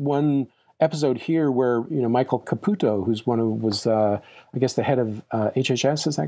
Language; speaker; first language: English; native; English